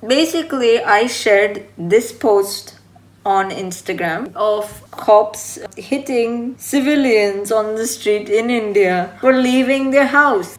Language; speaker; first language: English; early bilingual, heritage; English